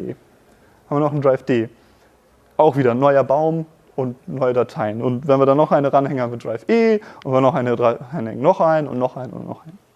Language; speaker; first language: German; native; German